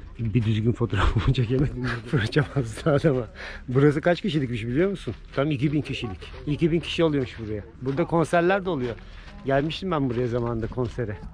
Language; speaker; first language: Turkish; native; Turkish